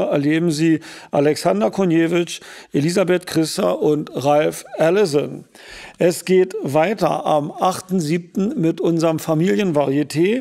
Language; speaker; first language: German; native; German